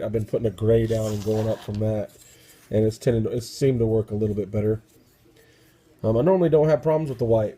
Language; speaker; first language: English; native; English